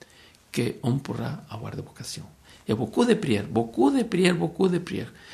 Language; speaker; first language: French; non-native, fluent; Spanish